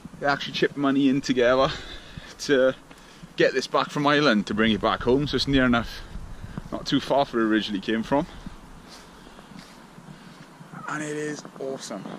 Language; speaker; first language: English; native; English